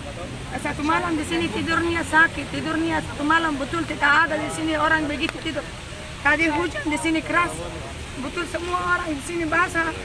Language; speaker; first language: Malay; non-native, learner; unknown